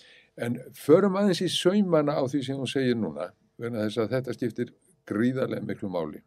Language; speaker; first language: Icelandic; native; Icelandic